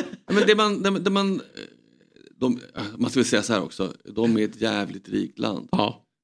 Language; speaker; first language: Swedish; native; Swedish